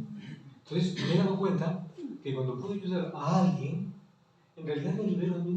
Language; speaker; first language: Spanish; native; Spanish